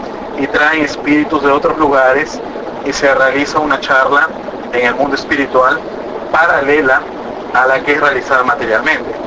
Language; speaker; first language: Spanish; native; Spanish